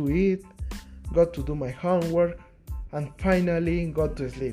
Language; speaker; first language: English; non-native, learner; Spanish